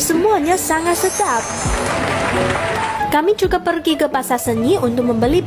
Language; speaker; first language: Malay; non-native, fluent; Chinese